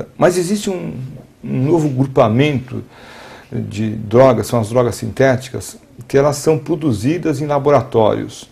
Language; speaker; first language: Portuguese; native; Portuguese